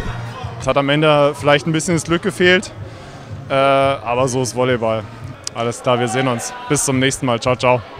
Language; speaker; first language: German; native; German